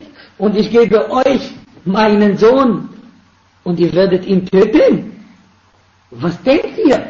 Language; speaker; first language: German; non-native, fluent; Arabic